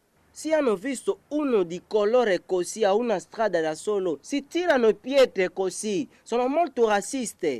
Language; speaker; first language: Italian; non-native, learner; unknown